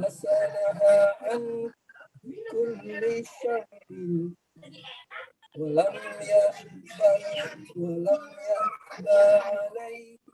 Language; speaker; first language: Arabic; non-native, learner; Indonesian